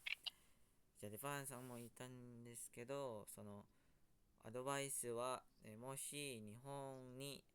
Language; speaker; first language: Japanese; non-native, learner; Indonesian